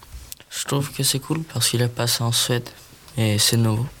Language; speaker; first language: French; non-native, learner; Swedish